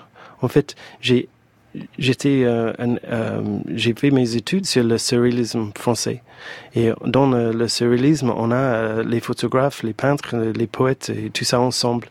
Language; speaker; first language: French; non-native, fluent; English